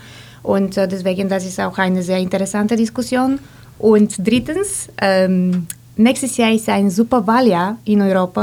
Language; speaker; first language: German; non-native, fluent; Bulgarian